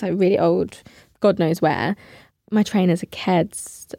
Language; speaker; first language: English; native; English